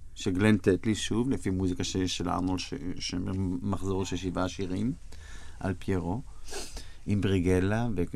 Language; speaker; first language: Hebrew; native; Hebrew